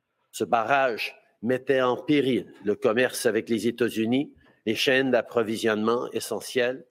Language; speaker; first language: French; early bilingual, heritage; French